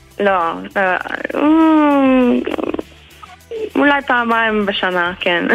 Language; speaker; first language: Hebrew; early bilingual, heritage; Hebrew